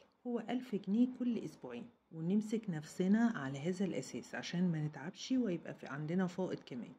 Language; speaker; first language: Arabic; native; Arabic